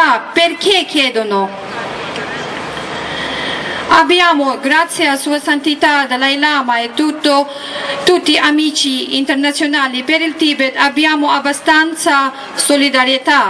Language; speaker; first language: Italian; non-native, learner; Tibetan